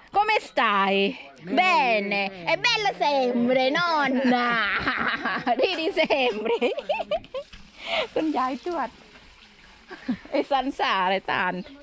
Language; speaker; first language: Italian; non-native, learner; Thai